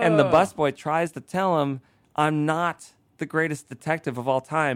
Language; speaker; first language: English; native; English